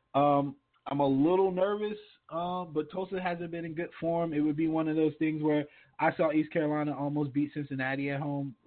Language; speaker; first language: English; native; English